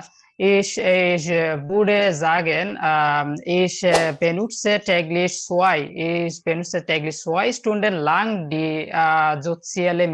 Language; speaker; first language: German; non-native, learner; Bangla